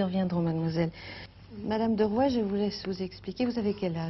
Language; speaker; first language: French; native; French